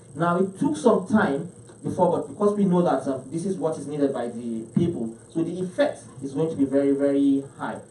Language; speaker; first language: English; non-native, local second language; Hausa